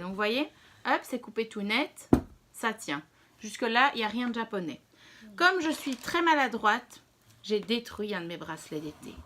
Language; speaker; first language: French; native; French